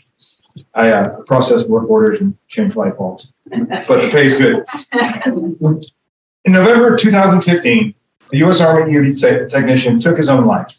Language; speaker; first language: English; native; English